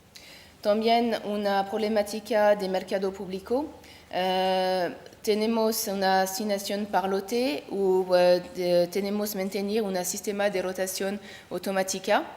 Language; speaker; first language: Spanish; non-native, learner; French